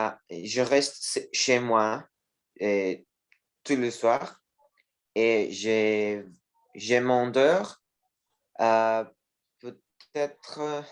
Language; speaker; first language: French; non-native, learner; Spanish